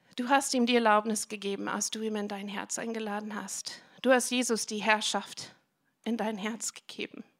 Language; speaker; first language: German; non-native, fluent; English